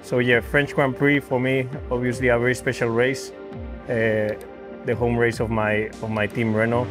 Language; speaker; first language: English; non-native, fluent; Spanish